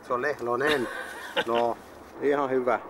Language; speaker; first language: Finnish; non-native, learner; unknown